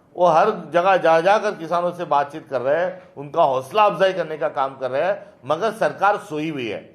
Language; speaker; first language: Hindi; non-native, local second language; Marathi